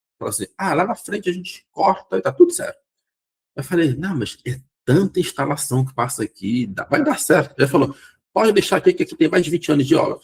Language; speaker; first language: Portuguese; non-native, local second language; Kabuverdianu